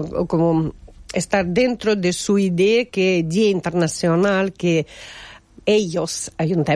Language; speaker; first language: Spanish; non-native, fluent; Russian